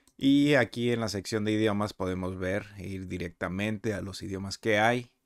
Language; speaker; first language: Spanish; native; Spanish